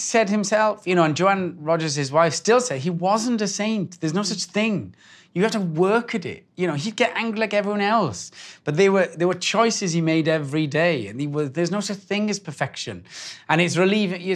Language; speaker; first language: English; native; English